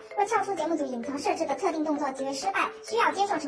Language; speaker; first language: Chinese; native; Chinese